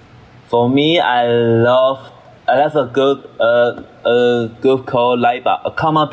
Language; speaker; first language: English; non-native, learner; Chinese